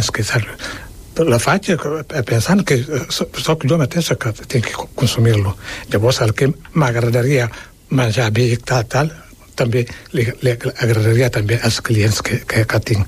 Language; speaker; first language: Catalan; non-native, fluent; Wolof